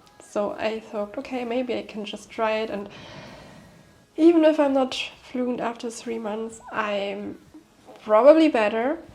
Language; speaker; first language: English; non-native, fluent; German